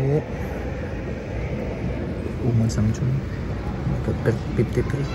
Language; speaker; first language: Korean; non-native, learner; Filipino